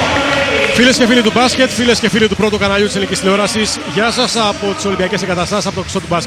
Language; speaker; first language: Greek; native; Greek